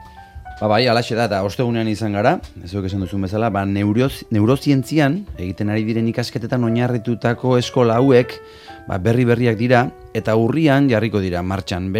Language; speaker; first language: Basque; native; Basque